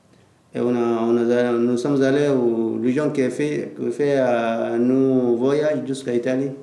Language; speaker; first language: French; non-native, learner; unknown